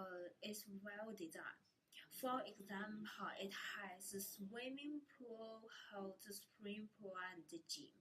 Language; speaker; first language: English; non-native, learner; Chinese